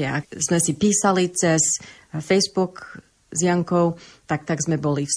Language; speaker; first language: Slovak; early bilingual, heritage; Slovak